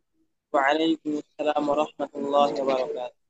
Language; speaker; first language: Arabic; non-native, learner; Bangla